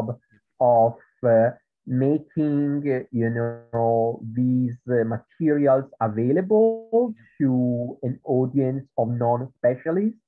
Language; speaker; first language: English; non-native, fluent; Italian